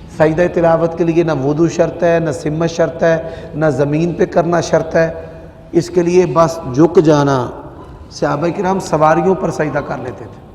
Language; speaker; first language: Urdu; non-native, local second language; Punjabi